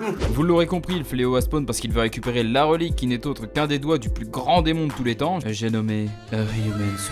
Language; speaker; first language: French; native; French